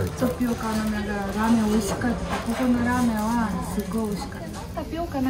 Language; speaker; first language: Japanese; non-native, fluent; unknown